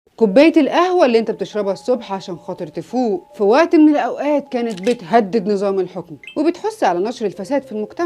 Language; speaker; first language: Arabic; native; Arabic